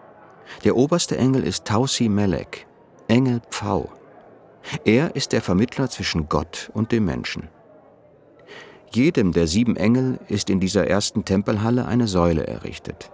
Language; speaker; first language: German; native; German